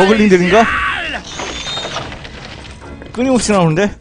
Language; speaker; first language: Korean; native; Korean